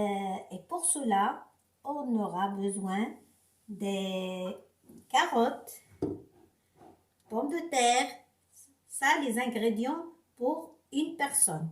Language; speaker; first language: French; non-native, local second language; Arabic